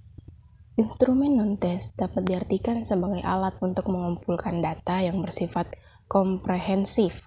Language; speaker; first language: Indonesian; native; Indonesian